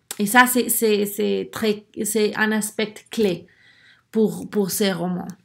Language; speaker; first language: French; non-native, learner; Spanish